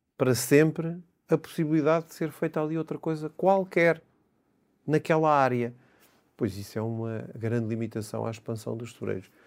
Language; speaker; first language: Portuguese; native; Portuguese